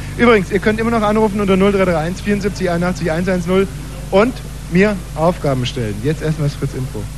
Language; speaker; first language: German; native; German